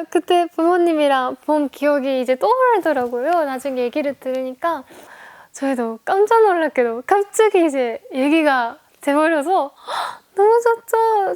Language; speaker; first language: Korean; non-native, fluent; Japanese